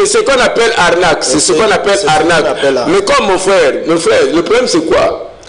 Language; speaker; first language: French; non-native, local second language; Lingala